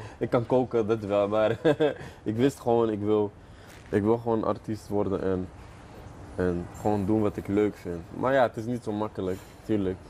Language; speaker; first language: Dutch; early bilingual, other home language; Arabic